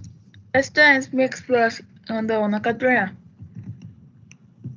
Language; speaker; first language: Spanish; early bilingual, heritage; Spanish